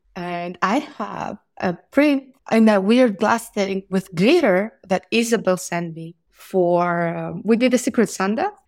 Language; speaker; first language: English; non-native, fluent; Greek